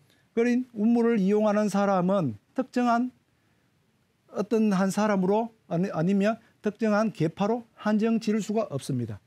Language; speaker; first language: Korean; native; Korean